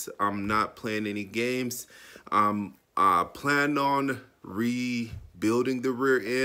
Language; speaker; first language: English; native; English